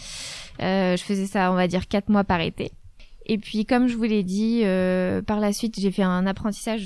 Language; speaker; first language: French; native; French